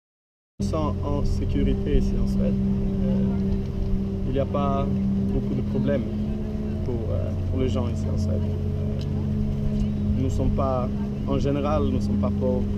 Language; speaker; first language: French; non-native, learner; Swedish